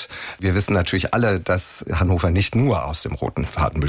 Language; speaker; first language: German; native; German